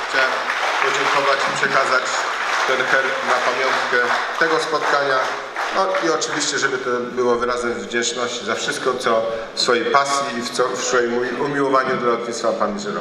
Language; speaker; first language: Polish; native; Polish